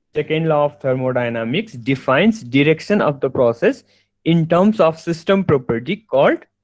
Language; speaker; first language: English; non-native, local second language; Nepali